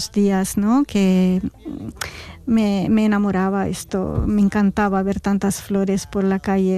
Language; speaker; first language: Spanish; non-native, fluent; Arabic